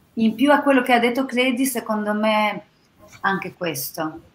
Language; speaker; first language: Italian; non-native, fluent; Albanian